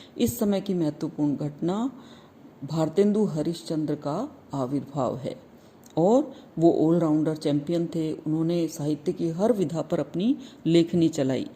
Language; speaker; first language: Hindi; native; Hindi